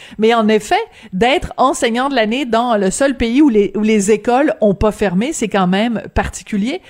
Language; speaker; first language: French; native; French